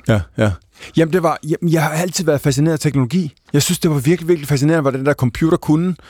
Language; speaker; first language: Danish; native; Danish